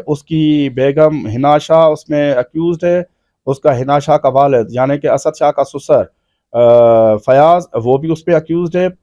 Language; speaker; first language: Urdu; non-native, local second language; Sindhi